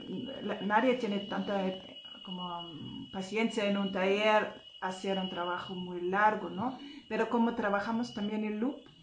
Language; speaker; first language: Spanish; non-native, fluent; German